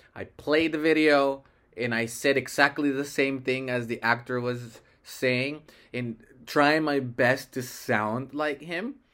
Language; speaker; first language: English; early bilingual, other home language; Spanish